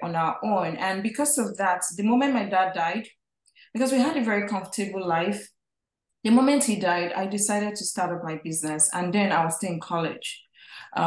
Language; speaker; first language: English; non-native, local second language; Igbo